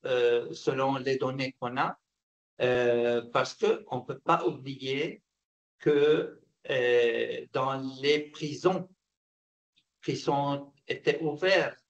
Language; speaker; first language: French; non-native, fluent; Arabic